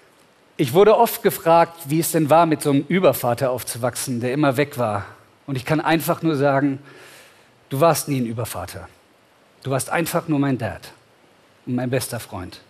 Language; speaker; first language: German; native; German